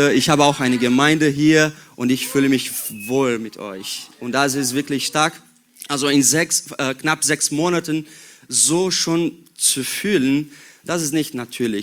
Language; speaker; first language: German; non-native, learner; Portuguese